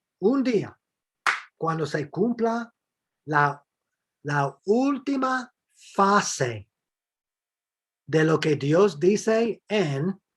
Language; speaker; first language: Spanish; non-native, fluent; English